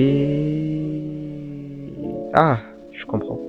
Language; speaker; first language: French; non-native, local second language; Malagasy